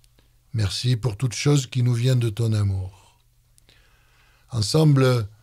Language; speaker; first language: French; native; French